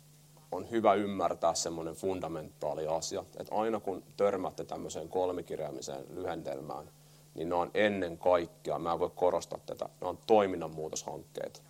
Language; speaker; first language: Finnish; native; Finnish